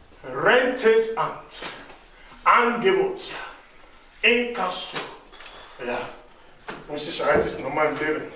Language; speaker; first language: German; non-native, fluent; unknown